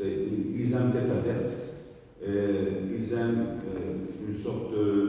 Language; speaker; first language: French; non-native, fluent; Turkish